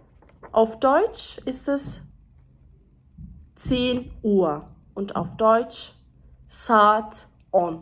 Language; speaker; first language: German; early bilingual, other home language; Turkish